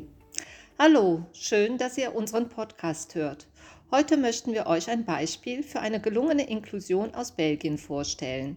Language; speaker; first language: German; native; German